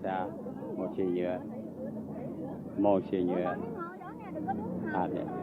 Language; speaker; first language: French; non-native, learner; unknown